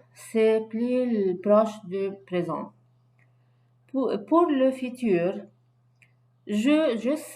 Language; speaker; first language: French; non-native, fluent; Arabic